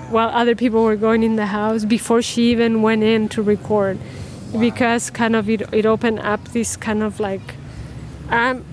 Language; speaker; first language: English; non-native, fluent; Spanish